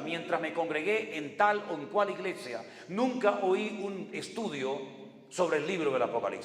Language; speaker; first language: Spanish; native; Spanish